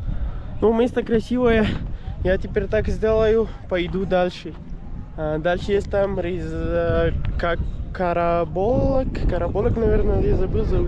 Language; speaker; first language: Russian; non-native, learner; Urdu